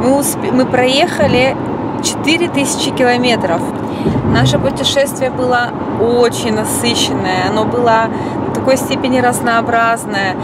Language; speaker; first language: Russian; native; Russian